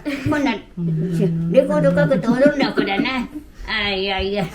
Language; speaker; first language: Japanese; native; Japanese